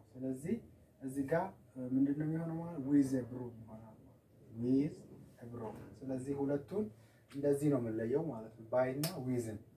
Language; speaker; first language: Amharic; native; Amharic